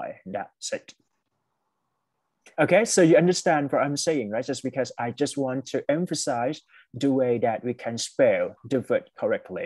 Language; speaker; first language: English; non-native, fluent; Thai